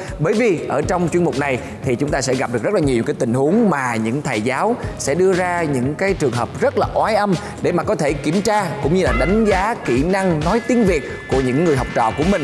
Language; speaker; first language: Vietnamese; native; Vietnamese